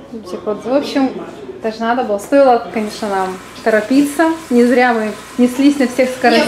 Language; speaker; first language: Russian; native; Russian